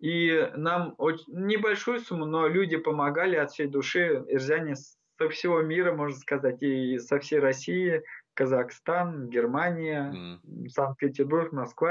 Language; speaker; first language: Russian; non-native, local second language; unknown